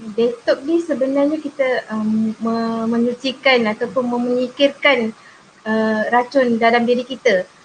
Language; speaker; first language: Malay; non-native, local second language; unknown